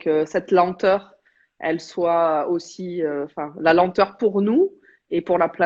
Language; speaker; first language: French; native; French